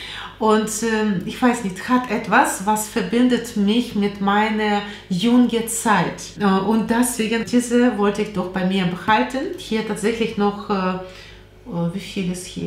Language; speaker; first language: German; non-native, learner; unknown